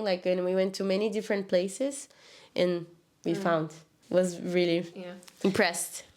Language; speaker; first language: English; non-native, learner; Portuguese